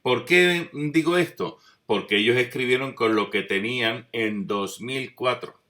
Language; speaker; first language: Spanish; native; Spanish